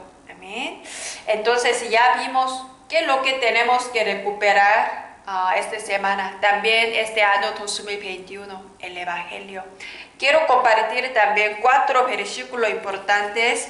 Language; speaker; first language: Spanish; non-native, learner; Korean